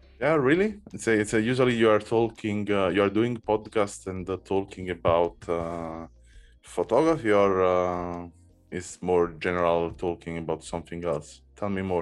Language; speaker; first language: English; non-native, learner; Italian